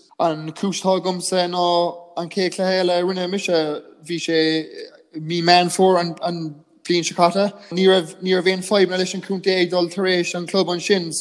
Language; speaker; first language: Irish; non-native, local second language; English